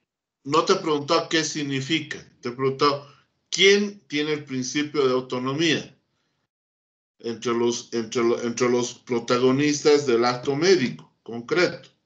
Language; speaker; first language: Spanish; native; Spanish